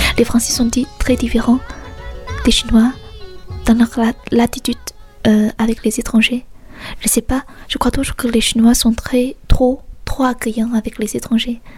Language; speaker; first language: French; non-native, fluent; Chinese